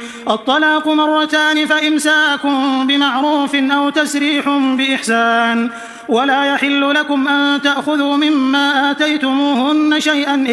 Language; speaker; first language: Arabic; native; Arabic